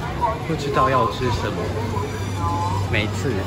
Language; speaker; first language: Chinese; non-native, fluent; Japanese